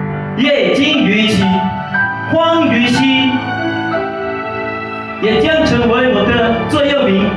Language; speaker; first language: Chinese; non-native, learner; Lao